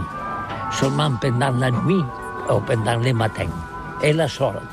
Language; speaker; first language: French; non-native, learner; Catalan